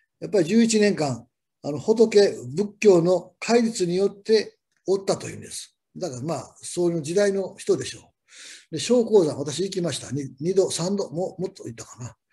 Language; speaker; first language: Japanese; native; Japanese